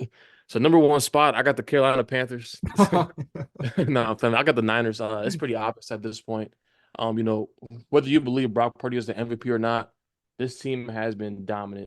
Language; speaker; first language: English; native; English